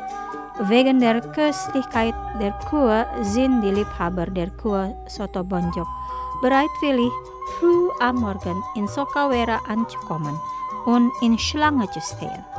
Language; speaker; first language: German; non-native, learner; Indonesian